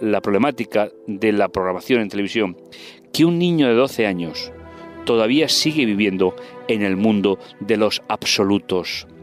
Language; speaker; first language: Spanish; native; Spanish